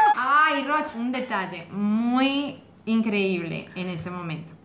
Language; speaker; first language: Spanish; native; Spanish